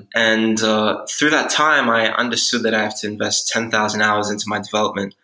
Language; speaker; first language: English; native; English